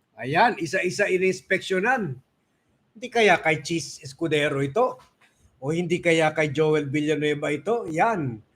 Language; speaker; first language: Filipino; native; Filipino